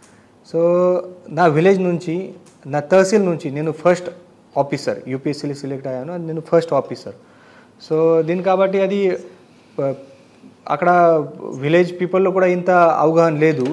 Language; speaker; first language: Telugu; non-native, learner; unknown